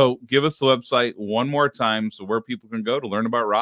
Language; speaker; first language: English; native; English